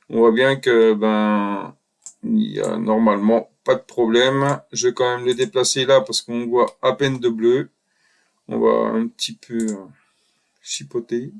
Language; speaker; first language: French; native; French